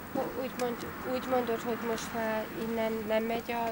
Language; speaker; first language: Hungarian; early bilingual, heritage; Hungarian